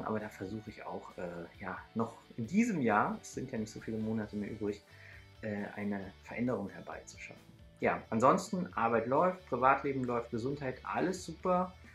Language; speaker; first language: German; native; German